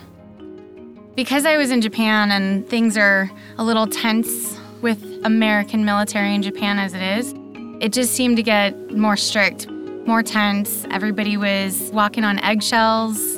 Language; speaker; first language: English; native; English